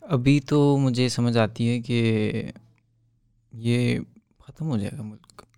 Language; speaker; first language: Urdu; native; Urdu